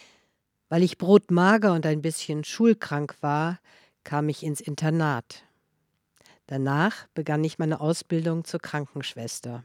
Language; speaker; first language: German; non-native, fluent; Dutch